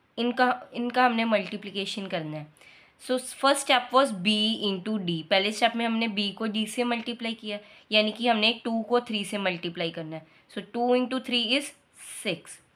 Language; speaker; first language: Hindi; non-native, local second language; Punjabi